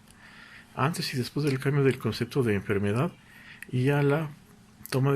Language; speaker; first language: Spanish; native; Spanish